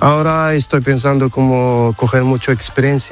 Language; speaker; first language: Spanish; non-native, learner; Arabic